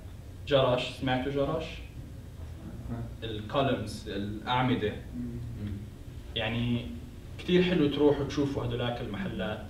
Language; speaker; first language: Arabic; native; Arabic